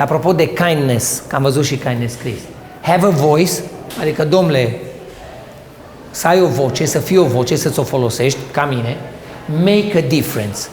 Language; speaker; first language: Romanian; native; Romanian